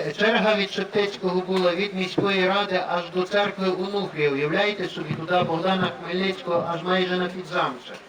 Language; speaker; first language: Ukrainian; native; Ukrainian